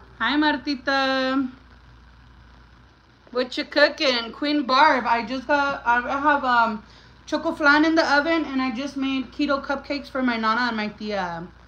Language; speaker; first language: English; early bilingual, other home language; Spanish